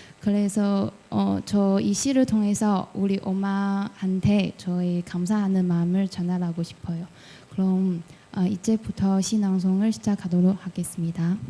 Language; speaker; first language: Korean; non-native, fluent; Chinese